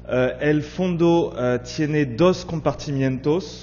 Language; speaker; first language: Spanish; non-native, fluent; French